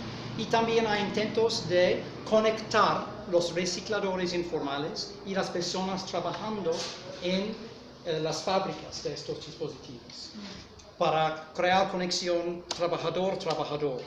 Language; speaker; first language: Spanish; non-native, fluent; English